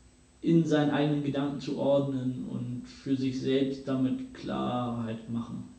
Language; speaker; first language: German; native; German